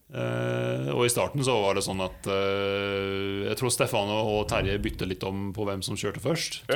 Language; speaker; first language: Norwegian; native; Norwegian